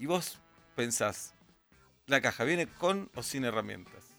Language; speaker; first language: Spanish; native; Spanish